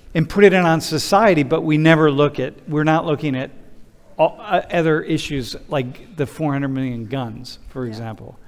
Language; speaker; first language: English; native; English